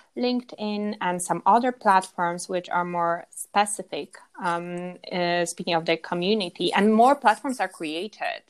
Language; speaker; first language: English; non-native, fluent; Polish